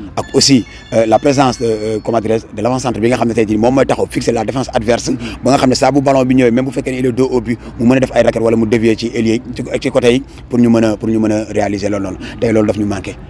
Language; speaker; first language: Wolof; native; Wolof